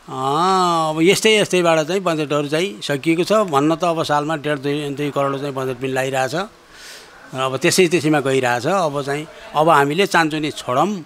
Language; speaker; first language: Nepali; native; Nepali